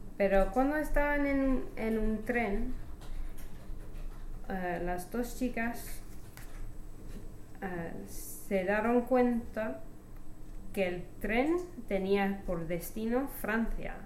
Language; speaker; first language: Spanish; non-native, learner; English